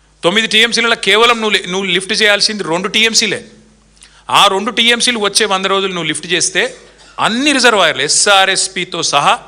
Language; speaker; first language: Telugu; native; Telugu